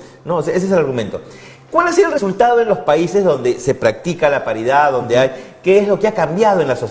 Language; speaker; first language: Spanish; native; Spanish